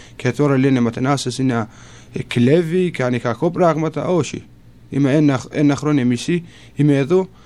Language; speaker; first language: Greek; non-native, learner; Kurdish